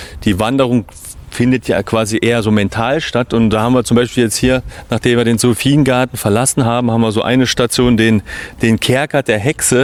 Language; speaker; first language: German; native; German